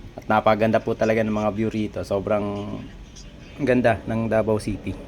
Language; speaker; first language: Filipino; non-native, local second language; Bikol